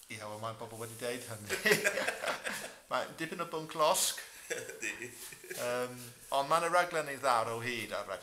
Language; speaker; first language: Welsh; non-native, fluent; English